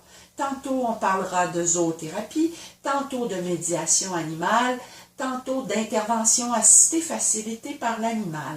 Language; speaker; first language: French; native; French